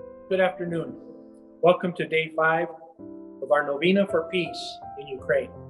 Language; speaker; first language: English; native; English